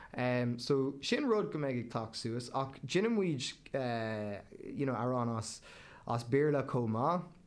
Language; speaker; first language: Irish; non-native, local second language; English